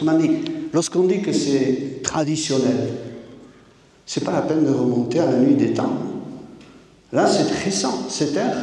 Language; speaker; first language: French; native; French